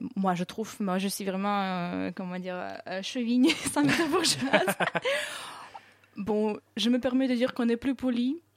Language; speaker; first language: French; non-native, fluent; Russian